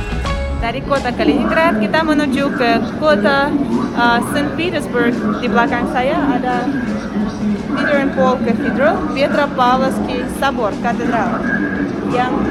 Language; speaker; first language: Indonesian; non-native, fluent; Russian